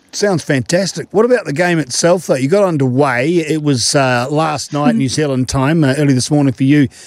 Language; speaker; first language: English; native; English